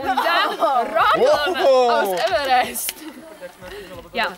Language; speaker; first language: German; non-native, learner; Czech